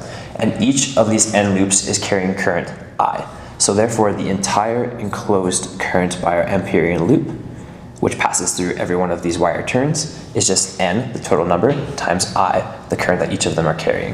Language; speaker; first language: English; native; English